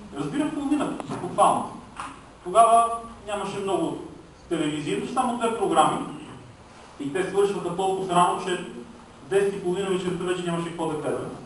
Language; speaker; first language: Bulgarian; non-native, local second language; Romanian